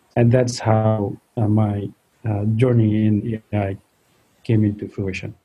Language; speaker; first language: English; non-native, local second language; Nepali